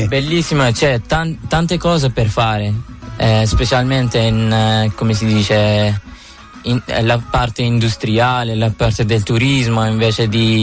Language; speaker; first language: Italian; non-native, fluent; Arabic